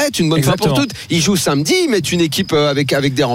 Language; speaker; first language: French; native; French